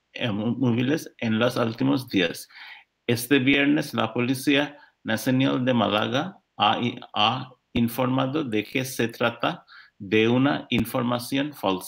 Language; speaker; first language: Spanish; non-native, learner; English